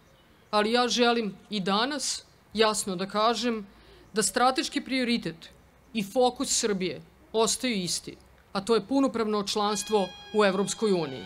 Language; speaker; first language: Bosnian; native; Bosnian